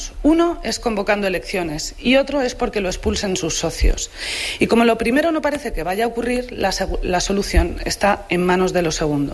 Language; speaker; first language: Spanish; native; Spanish